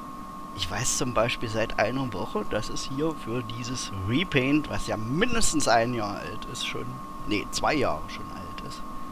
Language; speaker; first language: German; native; German